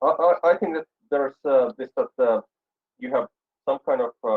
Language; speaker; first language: English; non-native, fluent; Finnish